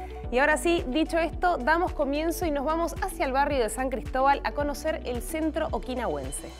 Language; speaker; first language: Spanish; native; Spanish